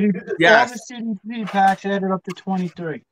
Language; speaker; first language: English; native; English